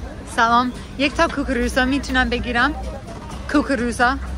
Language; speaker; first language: Persian; non-native, learner; English